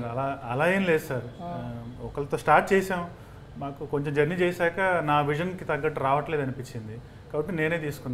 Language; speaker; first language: Telugu; native; Telugu